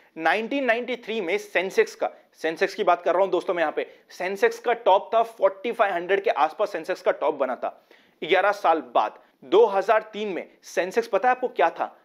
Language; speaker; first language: Hindi; native; Hindi